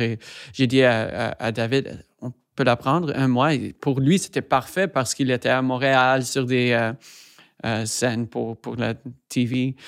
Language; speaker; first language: French; non-native, fluent; English